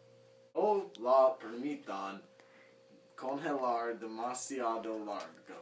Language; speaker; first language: Spanish; non-native, learner; English